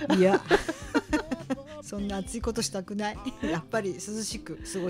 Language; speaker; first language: Japanese; native; Japanese